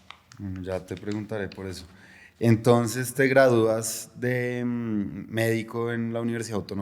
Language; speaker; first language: Spanish; native; Spanish